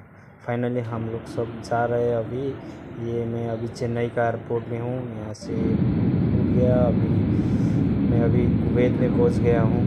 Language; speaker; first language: Hindi; non-native, local second language; Nepali